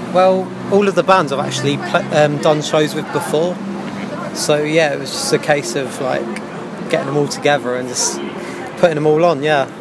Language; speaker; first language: English; native; English